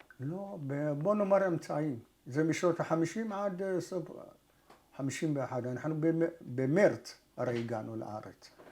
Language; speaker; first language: Hebrew; early bilingual, other home language; Arabic